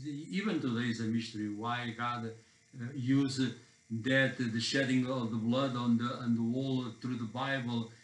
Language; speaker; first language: English; non-native, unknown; Portuguese